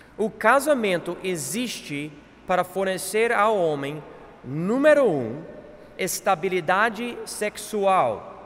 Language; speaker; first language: Portuguese; non-native, fluent; English